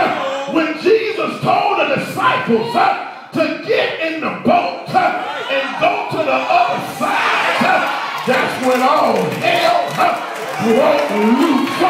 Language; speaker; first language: English; native; English